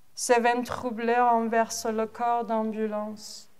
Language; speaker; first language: French; non-native, fluent; Persian